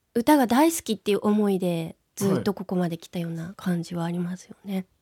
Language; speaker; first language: Japanese; native; Japanese